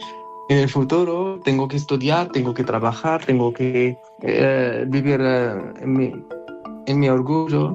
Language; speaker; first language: Spanish; non-native, learner; Arabic